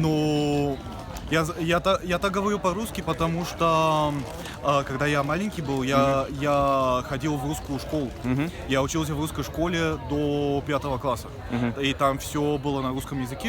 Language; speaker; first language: Russian; early bilingual, other home language; Bulgarian